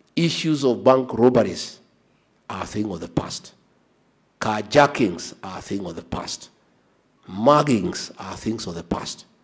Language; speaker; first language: English; non-native, local second language; Kikuyu